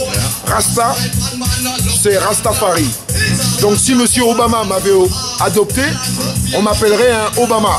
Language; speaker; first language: French; native; French